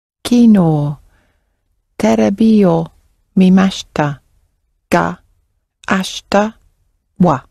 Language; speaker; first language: Japanese; non-native, learner; English